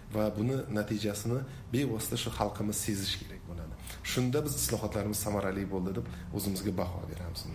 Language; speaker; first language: Uzbek; native; Uzbek